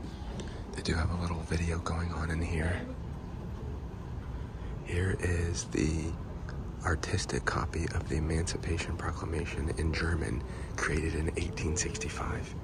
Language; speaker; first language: English; native; English